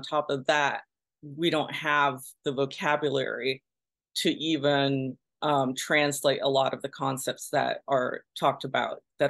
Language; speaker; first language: English; early bilingual, other home language; Pennsylvania German